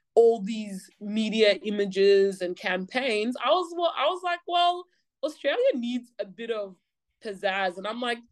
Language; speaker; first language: English; native; English